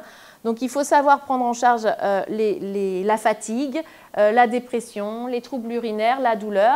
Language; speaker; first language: French; native; French